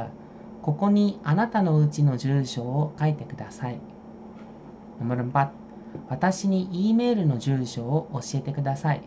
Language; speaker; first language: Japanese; non-native, fluent; Indonesian